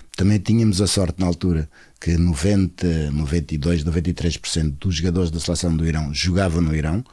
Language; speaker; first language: Portuguese; non-native, local second language; Kabuverdianu